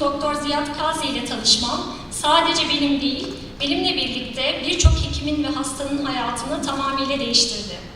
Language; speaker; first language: Turkish; native; Turkish